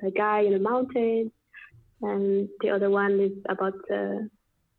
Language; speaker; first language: English; non-native, fluent; French